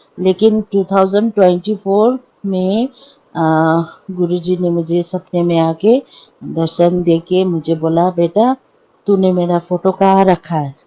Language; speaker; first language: Hindi; non-native, local second language; Nepali